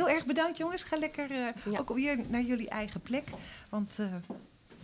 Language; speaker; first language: Dutch; native; Dutch